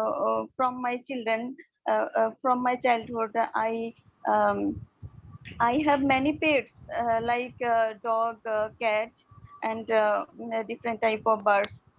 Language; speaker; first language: English; non-native, learner; Bangla